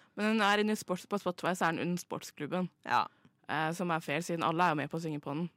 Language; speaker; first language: Norwegian; native; Norwegian